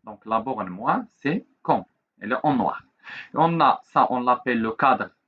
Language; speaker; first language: French; non-native, local second language; Arabic